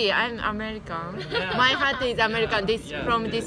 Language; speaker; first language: English; non-native, learner; Japanese